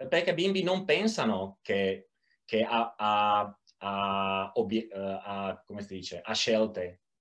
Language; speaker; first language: Italian; non-native, learner; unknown